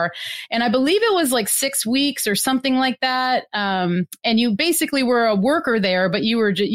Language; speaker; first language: English; native; English